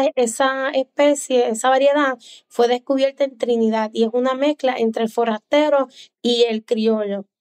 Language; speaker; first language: Spanish; native; Spanish